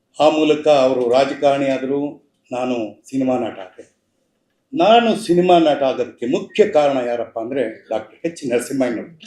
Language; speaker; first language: Kannada; native; Kannada